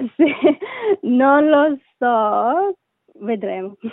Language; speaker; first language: Italian; non-native, learner; Sinhala